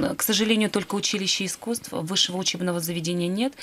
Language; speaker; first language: Russian; native; Russian